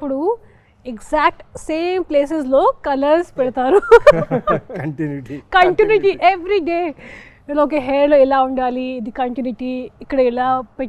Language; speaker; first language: Telugu; non-native, fluent; Hindi